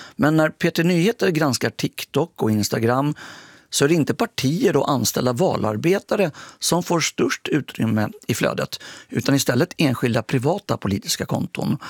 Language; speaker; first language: Swedish; native; Swedish